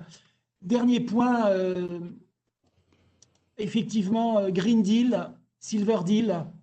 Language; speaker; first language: French; native; French